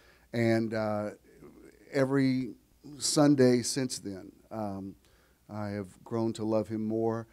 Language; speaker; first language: English; native; English